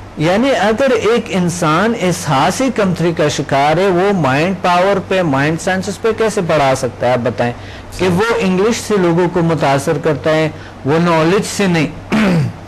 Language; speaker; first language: Urdu; non-native, local second language; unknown